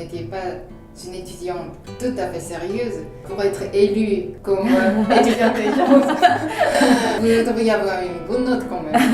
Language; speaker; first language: French; non-native, fluent; Korean